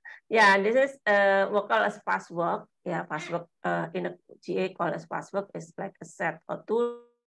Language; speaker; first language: English; non-native, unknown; Indonesian